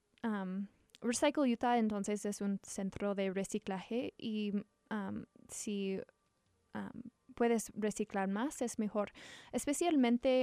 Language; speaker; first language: Spanish; non-native, learner; English